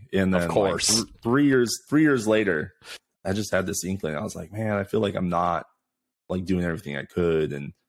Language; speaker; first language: English; native; English